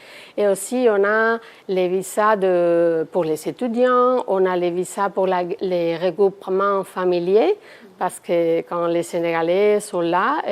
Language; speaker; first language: French; non-native, fluent; Spanish